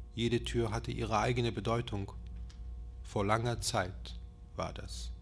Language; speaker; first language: German; early bilingual, other home language; Turkish